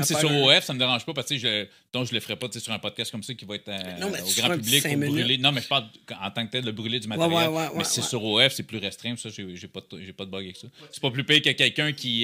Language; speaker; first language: French; native; French